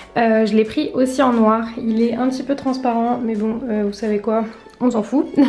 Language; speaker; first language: French; native; French